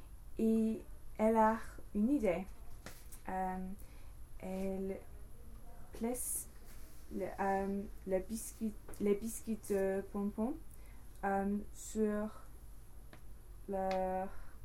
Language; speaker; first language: French; non-native, learner; English